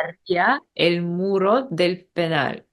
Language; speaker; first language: Spanish; non-native, learner; English